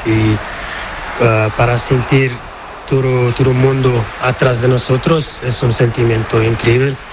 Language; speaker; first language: Spanish; non-native, learner; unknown